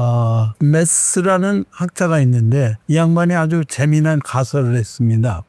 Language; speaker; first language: Korean; native; Korean